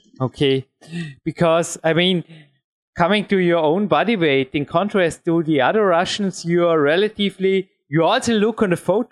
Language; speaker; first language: English; non-native, fluent; German